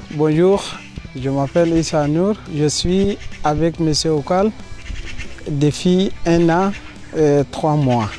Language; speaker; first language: French; non-native, learner; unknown